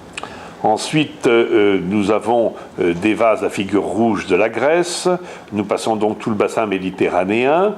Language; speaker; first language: French; native; French